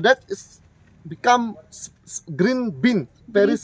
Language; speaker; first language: English; non-native, learner; Indonesian